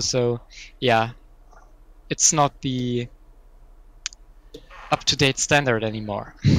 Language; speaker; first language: English; non-native, fluent; German